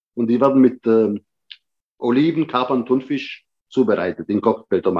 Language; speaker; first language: German; native; German